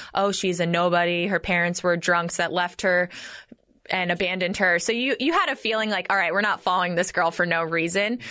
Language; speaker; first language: English; native; English